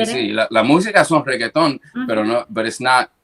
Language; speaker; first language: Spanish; early bilingual, heritage; English